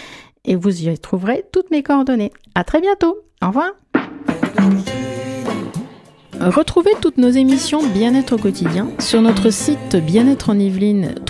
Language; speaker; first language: French; native; French